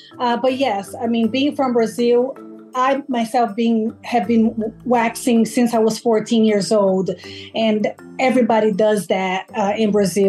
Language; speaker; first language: English; non-native, fluent; Portuguese